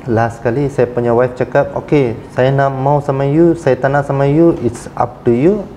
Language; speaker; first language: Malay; non-native, local second language; Tamil